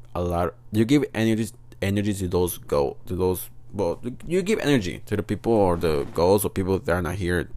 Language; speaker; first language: English; early bilingual, other home language; Spanish